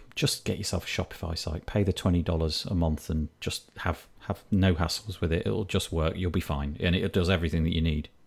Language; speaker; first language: English; native; English